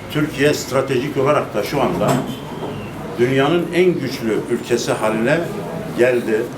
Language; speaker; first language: Turkish; native; Turkish